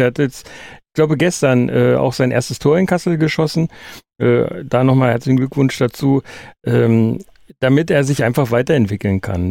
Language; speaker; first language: German; native; German